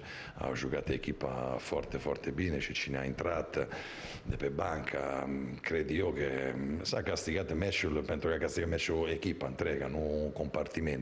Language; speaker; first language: Romanian; non-native, fluent; Italian